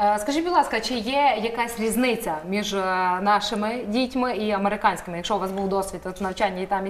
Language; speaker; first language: Ukrainian; native; Ukrainian